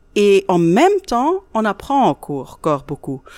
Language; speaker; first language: French; native; French